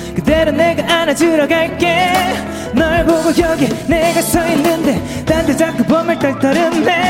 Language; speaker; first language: Korean; native; Korean